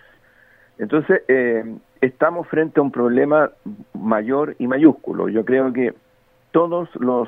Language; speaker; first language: Spanish; native; Spanish